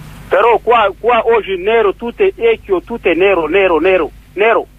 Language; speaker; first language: Italian; non-native, learner; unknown